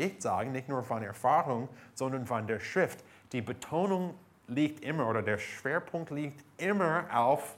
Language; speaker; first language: German; non-native, fluent; English